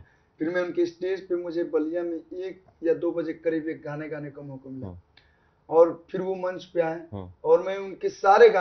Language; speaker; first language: Hindi; native; Hindi